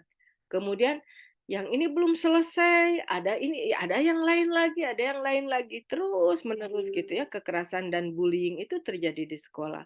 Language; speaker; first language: Indonesian; native; Indonesian